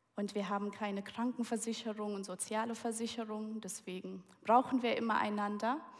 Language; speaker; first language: German; early bilingual, heritage; German